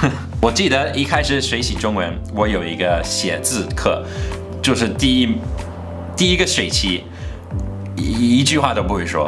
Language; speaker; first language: Chinese; non-native, fluent; English